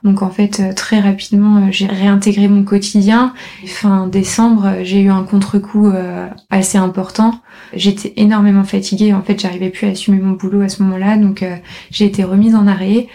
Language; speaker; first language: French; native; French